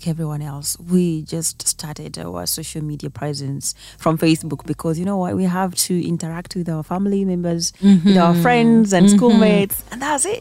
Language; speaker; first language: English; non-native, local second language; Gusii